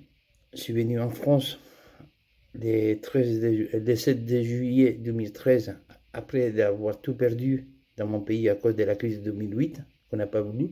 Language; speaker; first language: French; non-native, fluent; Spanish